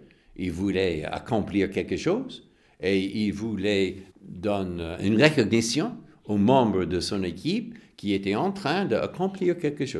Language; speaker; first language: French; non-native, fluent; English